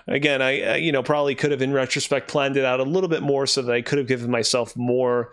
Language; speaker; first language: English; native; English